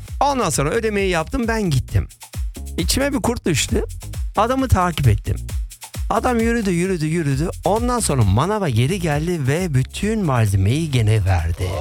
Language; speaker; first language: Turkish; native; Turkish